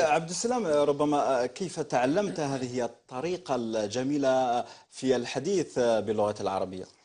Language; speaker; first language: Arabic; native; Arabic